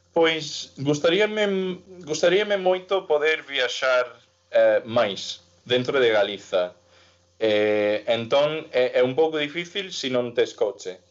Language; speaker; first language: Galician; non-native, fluent; English